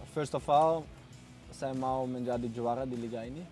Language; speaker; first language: Indonesian; non-native, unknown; Dutch